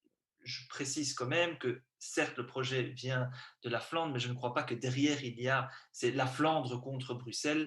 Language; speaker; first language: French; native; French